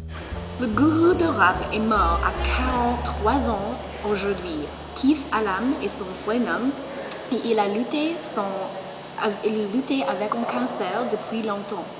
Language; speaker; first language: French; non-native, learner; English